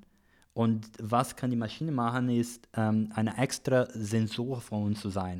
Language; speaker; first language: German; non-native, learner; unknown